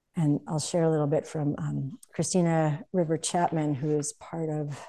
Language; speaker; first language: English; native; English